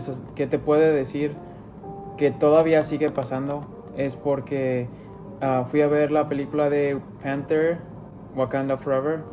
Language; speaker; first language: Spanish; early bilingual, other home language; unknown